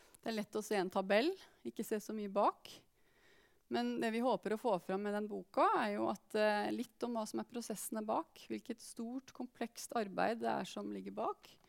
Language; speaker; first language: Norwegian; native; Norwegian